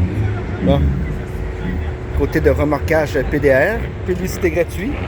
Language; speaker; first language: French; native; French